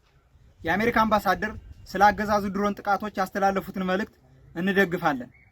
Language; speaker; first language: Amharic; native; Amharic